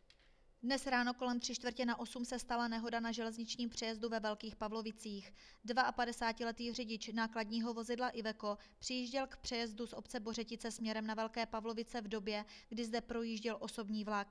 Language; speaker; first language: Czech; native; Czech